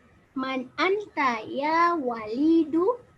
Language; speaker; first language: Arabic; non-native, learner; Indonesian